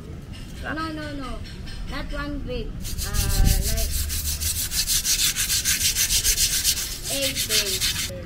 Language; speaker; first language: English; non-native, learner; Filipino